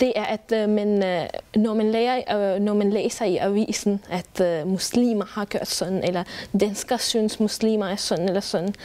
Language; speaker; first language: Danish; non-native, fluent; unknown